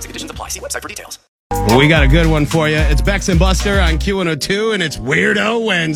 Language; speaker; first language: English; native; English